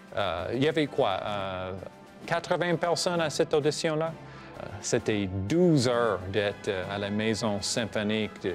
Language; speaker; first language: French; non-native, fluent; English